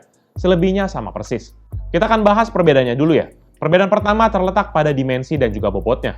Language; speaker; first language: Indonesian; native; Indonesian